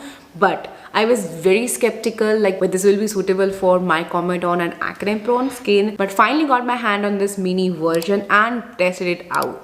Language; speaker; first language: English; non-native, local second language; Hindi